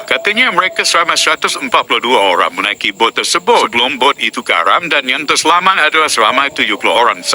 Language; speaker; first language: Malay; native; Malay